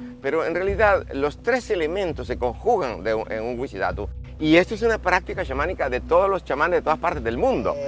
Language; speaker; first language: Spanish; native; Spanish